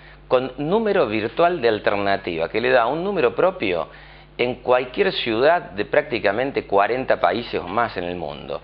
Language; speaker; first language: Spanish; native; Spanish